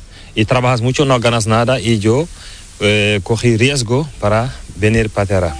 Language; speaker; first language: Spanish; non-native, learner; Fula